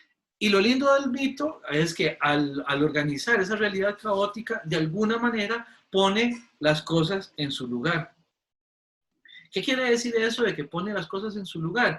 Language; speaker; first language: Spanish; native; Spanish